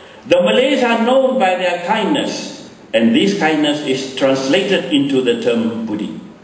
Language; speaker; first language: English; non-native, local second language; Malay